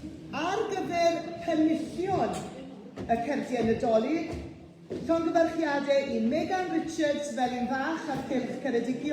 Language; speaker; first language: Welsh; native; Welsh